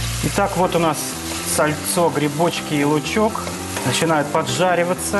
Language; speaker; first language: Russian; native; Russian